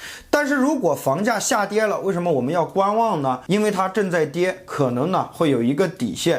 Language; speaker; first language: Chinese; native; Chinese